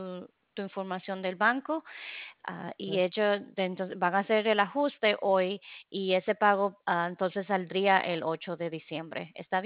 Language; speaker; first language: Spanish; non-native, fluent; English